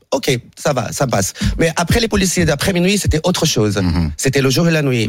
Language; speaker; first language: French; non-native, fluent; Portuguese